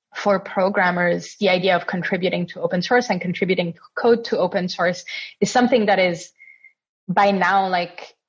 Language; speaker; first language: English; non-native, fluent; Italian